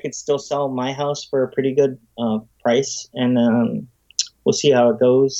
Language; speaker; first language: English; native; English